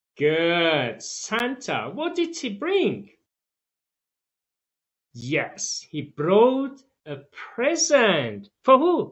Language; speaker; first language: English; non-native, fluent; Tajik